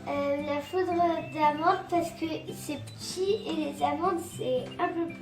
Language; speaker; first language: French; early bilingual, other home language; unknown